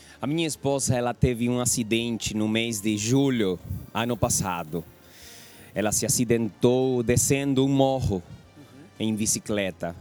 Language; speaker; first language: Portuguese; non-native, fluent; Spanish